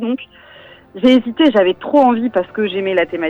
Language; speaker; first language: French; native; French